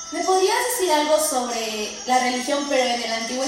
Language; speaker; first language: Spanish; native; Spanish